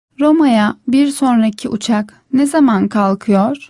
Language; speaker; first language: Turkish; non-native, fluent; Persian